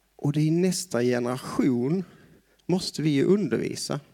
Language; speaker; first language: Swedish; native; Swedish